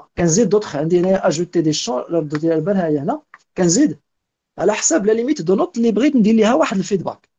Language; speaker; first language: French; non-native, local second language; Arabic